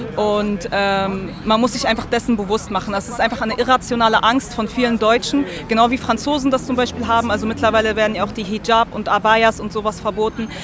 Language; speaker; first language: German; early bilingual, other home language; Arabic